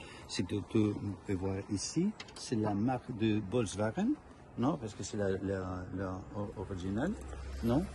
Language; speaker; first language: French; non-native, learner; Spanish